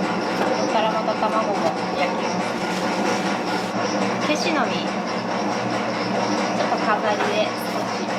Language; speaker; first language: Japanese; native; Japanese